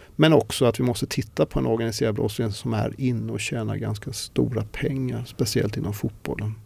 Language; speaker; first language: Swedish; native; Swedish